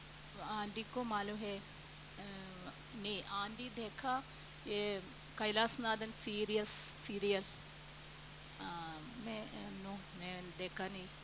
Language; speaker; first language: Hindi; non-native, local second language; Malayalam